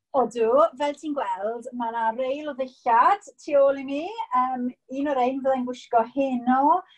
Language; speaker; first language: Welsh; non-native, local second language; English